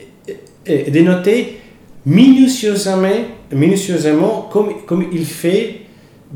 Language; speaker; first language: French; non-native, fluent; Italian